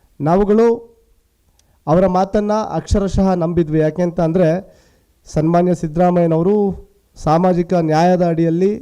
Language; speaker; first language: Kannada; non-native, local second language; Lambadi